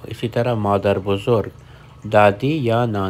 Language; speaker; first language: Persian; non-native, fluent; Urdu